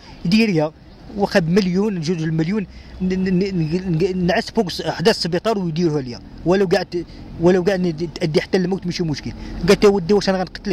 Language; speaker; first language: Arabic; native; Arabic